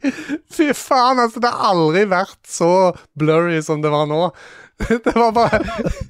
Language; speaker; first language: Norwegian; native; Norwegian